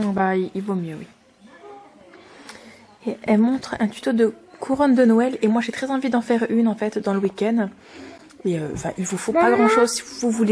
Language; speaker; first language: French; native; French